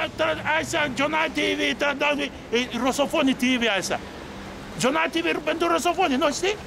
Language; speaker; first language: Romanian; non-native, learner; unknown